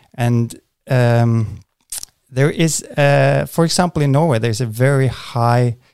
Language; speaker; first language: English; non-native, fluent; Norwegian